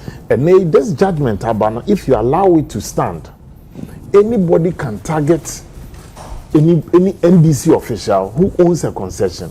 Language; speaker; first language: English; non-native, local second language; Akan